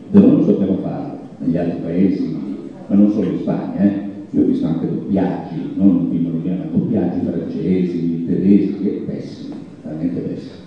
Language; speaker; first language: Italian; native; Italian